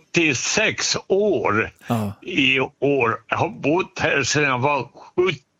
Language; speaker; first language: Swedish; native; Swedish